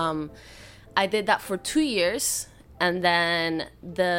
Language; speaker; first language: English; non-native, fluent; Spanish